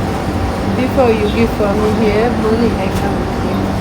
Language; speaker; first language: English; non-native, learner; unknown